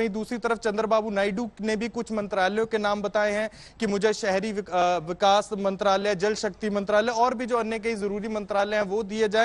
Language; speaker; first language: Hindi; native; Hindi